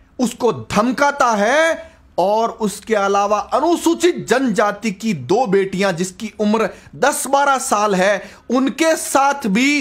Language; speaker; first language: Hindi; native; Hindi